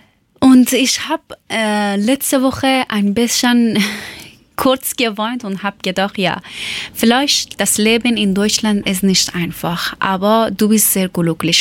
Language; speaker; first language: German; non-native, learner; Persian